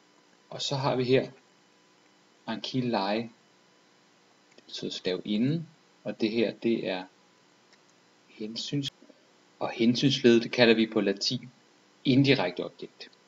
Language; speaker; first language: Danish; native; Danish